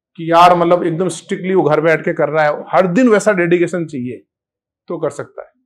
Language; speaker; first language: Hindi; native; Hindi